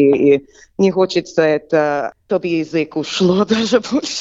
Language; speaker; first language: Russian; early bilingual, heritage; English